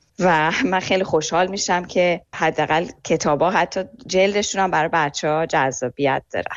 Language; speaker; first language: Persian; native; Persian